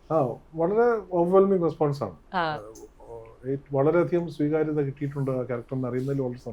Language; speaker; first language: Malayalam; native; Malayalam